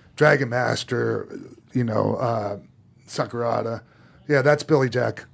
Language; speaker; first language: English; native; English